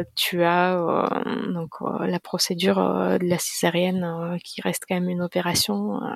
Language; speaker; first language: French; non-native, fluent; Russian